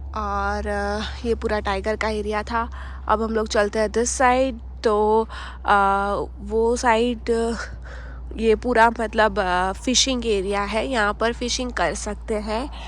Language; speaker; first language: Hindi; native; Hindi